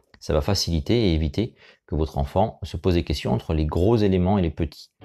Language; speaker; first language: French; native; French